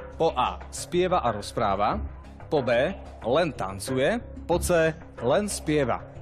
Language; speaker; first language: Slovak; native; Slovak